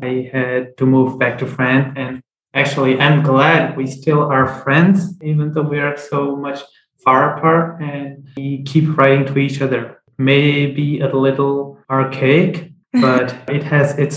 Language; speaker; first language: English; non-native, fluent; Punjabi